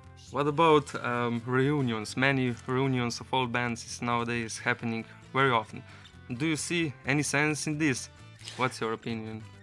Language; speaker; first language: English; non-native, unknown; Slovenian